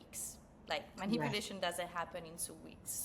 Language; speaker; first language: English; non-native, fluent; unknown